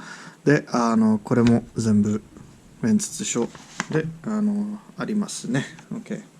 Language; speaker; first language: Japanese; early bilingual, heritage; English